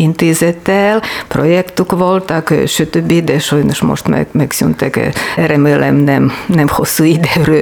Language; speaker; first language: Hungarian; non-native, learner; Ukrainian